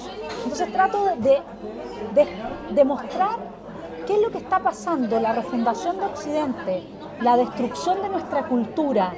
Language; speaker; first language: Spanish; native; Spanish